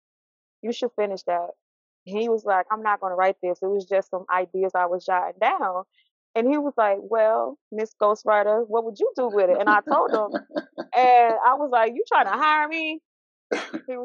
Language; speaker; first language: English; native; English